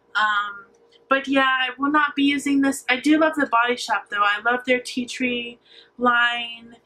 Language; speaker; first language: English; native; English